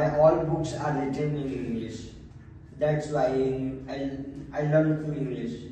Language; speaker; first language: English; non-native, learner; Hindi